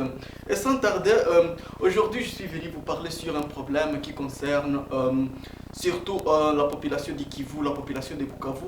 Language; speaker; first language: French; non-native, local second language; Swahili